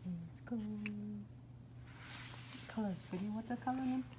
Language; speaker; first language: English; non-native, fluent; Vietnamese